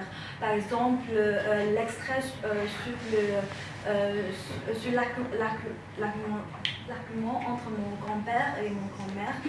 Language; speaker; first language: French; non-native, fluent; Chinese